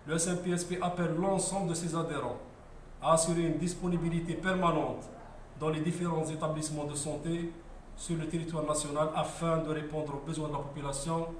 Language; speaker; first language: French; non-native, local second language; Arabic